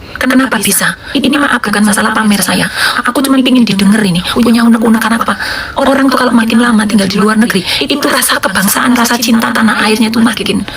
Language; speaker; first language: Indonesian; native; Indonesian